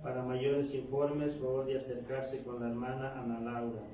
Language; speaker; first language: Spanish; native; Spanish